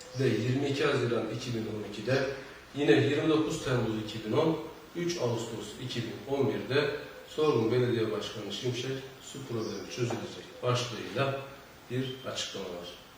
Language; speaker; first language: Turkish; native; Turkish